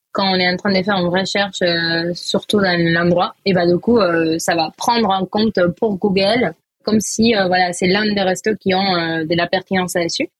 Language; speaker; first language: French; non-native, fluent; Spanish